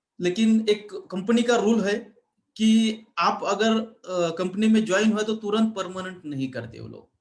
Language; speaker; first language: Hindi; non-native, local second language; Marathi